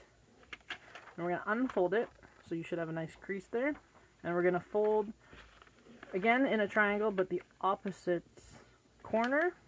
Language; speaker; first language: English; native; English